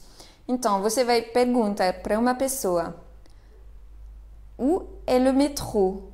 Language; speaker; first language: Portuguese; non-native, fluent; French